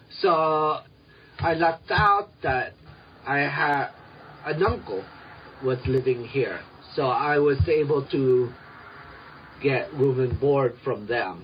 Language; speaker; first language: English; early bilingual, other home language; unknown